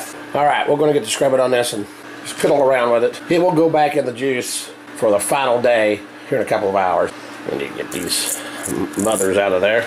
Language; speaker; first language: English; native; English